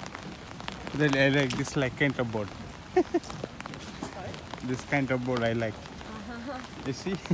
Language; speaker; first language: English; non-native, learner; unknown